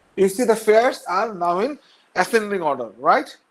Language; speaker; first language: English; non-native, local second language; Bangla